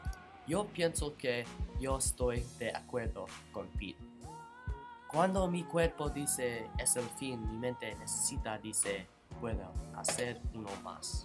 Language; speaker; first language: Spanish; non-native, learner; English